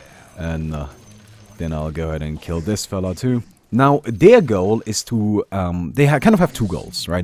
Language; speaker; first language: English; non-native, fluent; German